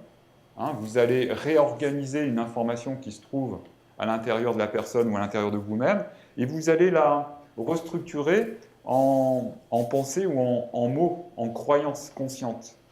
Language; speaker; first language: French; native; French